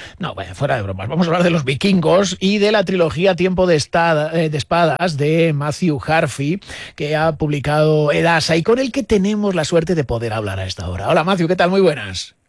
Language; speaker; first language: Spanish; native; Spanish